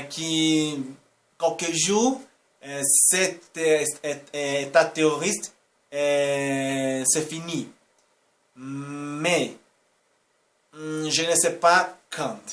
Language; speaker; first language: French; non-native, learner; Portuguese